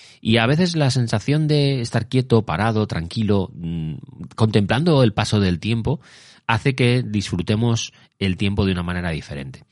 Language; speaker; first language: Spanish; native; Spanish